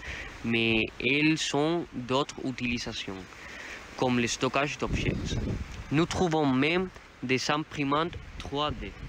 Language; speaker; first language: French; non-native, learner; Spanish